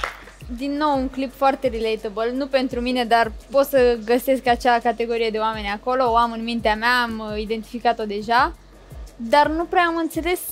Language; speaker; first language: Romanian; native; Romanian